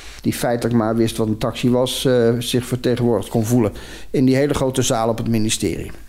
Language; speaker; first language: Dutch; native; Dutch